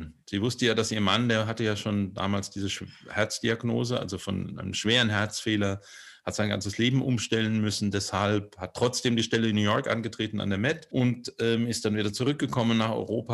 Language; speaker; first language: German; native; German